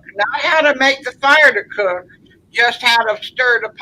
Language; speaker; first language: English; native; English